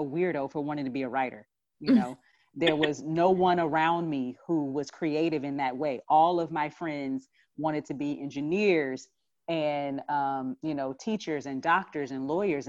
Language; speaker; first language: English; native; English